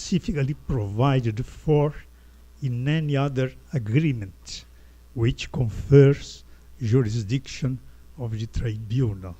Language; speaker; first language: English; non-native, fluent; Portuguese